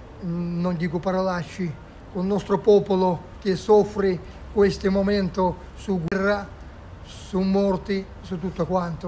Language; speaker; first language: Italian; non-native, learner; Russian